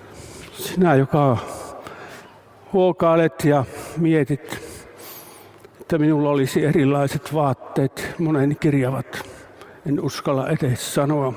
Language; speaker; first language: Finnish; native; Finnish